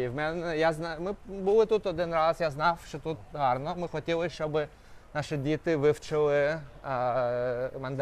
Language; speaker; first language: Ukrainian; non-native, local second language; Russian